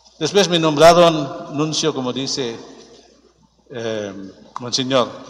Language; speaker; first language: Spanish; non-native, fluent; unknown